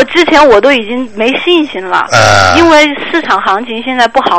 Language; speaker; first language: Chinese; native; Chinese